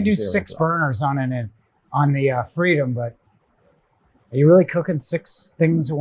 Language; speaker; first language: English; native; English